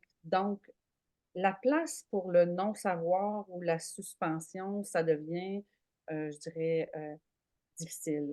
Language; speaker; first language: French; native; French